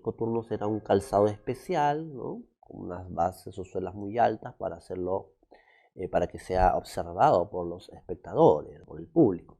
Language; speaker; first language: Spanish; native; Spanish